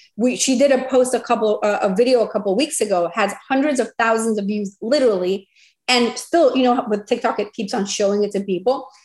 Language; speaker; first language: English; non-native, fluent; Spanish